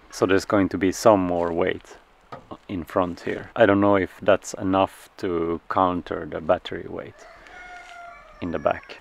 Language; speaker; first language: English; non-native, fluent; Swedish